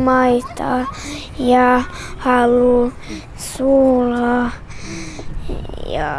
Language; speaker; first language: Finnish; non-native, learner; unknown